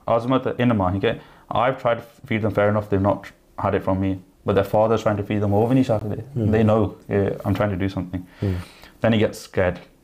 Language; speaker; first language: English; early bilingual, other home language; Punjabi